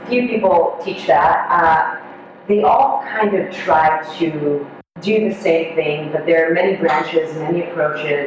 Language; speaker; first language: English; non-native, fluent; Hebrew